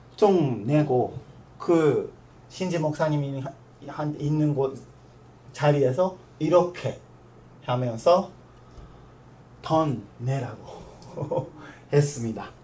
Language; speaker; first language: Korean; non-native, learner; Japanese